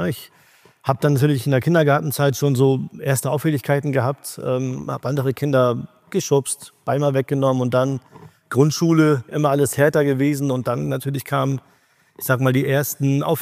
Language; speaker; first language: German; early bilingual, other home language; Urdu